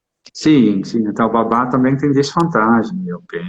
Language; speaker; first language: Portuguese; non-native, fluent; Dutch